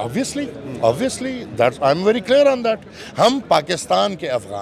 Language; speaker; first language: Hindi; non-native, local second language; Pashto